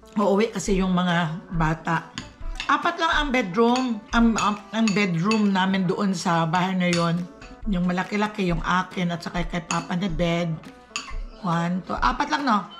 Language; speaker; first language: Filipino; native; Filipino